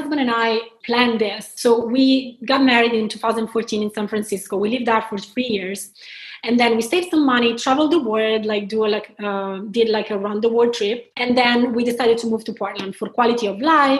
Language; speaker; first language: English; non-native, fluent; Italian